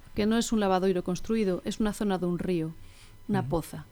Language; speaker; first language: Spanish; native; Spanish